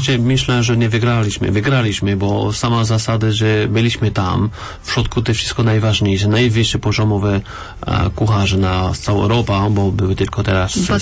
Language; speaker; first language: Polish; non-native, learner; French